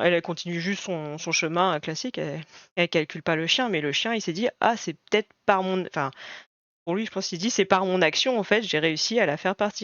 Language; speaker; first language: French; native; French